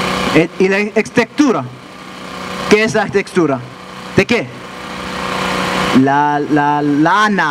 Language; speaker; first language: Spanish; non-native, learner; English